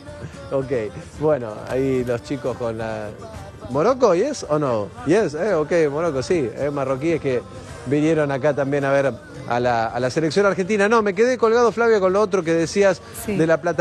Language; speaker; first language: Spanish; native; Spanish